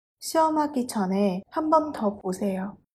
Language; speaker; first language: Korean; non-native, fluent; Chinese